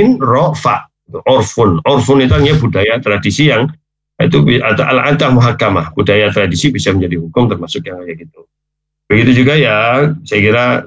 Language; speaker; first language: Indonesian; native; Indonesian